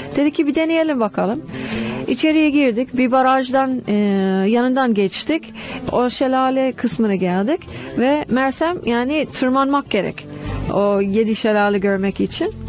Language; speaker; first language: Turkish; non-native, fluent; English